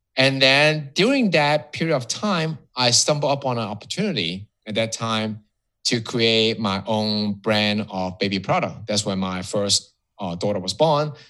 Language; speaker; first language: English; non-native, local second language; Cantonese